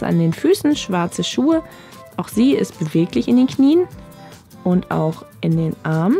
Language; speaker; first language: German; native; German